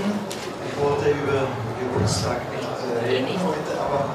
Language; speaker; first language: German; non-native, fluent; Czech